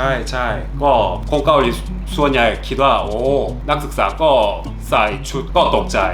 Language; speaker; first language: Thai; non-native, learner; Korean